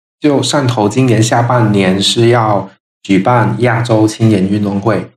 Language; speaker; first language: Chinese; non-native, local second language; Min Nan Chinese